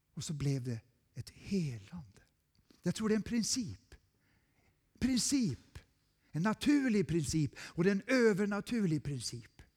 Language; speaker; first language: Swedish; native; Swedish